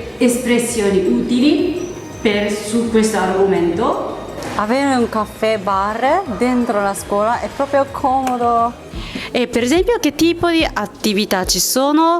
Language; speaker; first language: Italian; non-native, fluent; Japanese